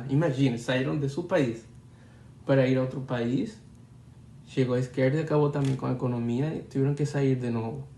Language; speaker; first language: Portuguese; non-native, learner; Spanish